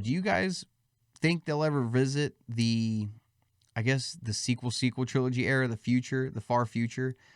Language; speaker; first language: English; native; English